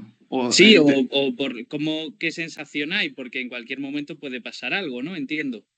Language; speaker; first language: Spanish; native; Spanish